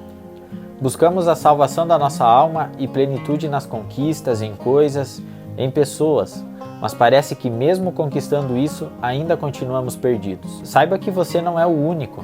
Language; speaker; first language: Portuguese; native; Portuguese